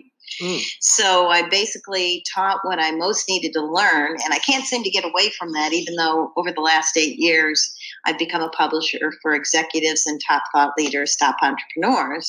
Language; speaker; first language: English; native; English